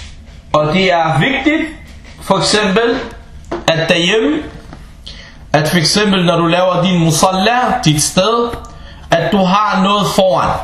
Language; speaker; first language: Danish; early bilingual, other home language; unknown